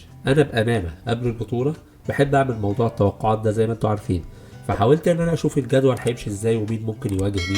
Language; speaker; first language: Arabic; native; Arabic